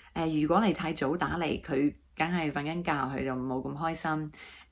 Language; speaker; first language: Cantonese; non-native, fluent; English